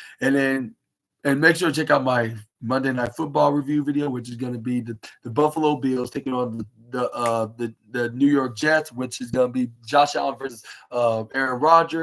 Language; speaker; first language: English; native; English